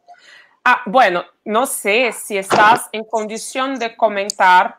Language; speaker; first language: Spanish; non-native, fluent; Portuguese